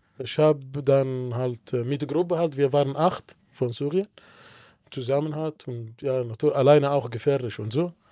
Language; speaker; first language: German; non-native, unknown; Arabic